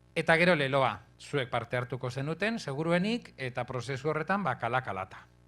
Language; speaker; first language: Basque; non-native, local second language; Spanish